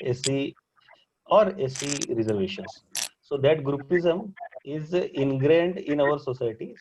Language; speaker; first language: English; non-native, local second language; Marathi